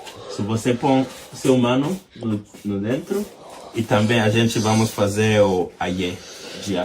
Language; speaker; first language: Portuguese; non-native, learner; English